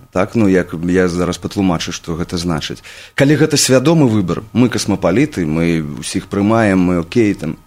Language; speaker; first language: Belarusian; non-native, local second language; Russian